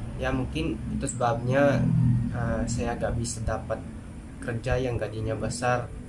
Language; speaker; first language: Indonesian; non-native, fluent; Filipino